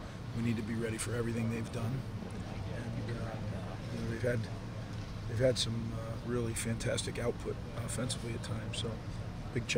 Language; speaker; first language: English; native; English